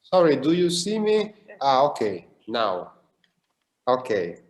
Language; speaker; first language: English; non-native, learner; Italian